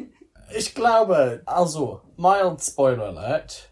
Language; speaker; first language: German; non-native, learner; English